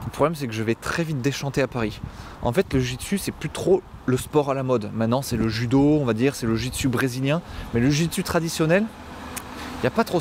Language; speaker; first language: French; native; French